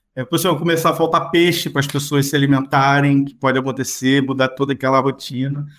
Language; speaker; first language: Portuguese; native; Portuguese